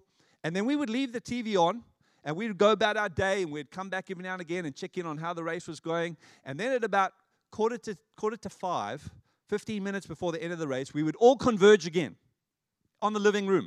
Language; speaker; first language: English; native; English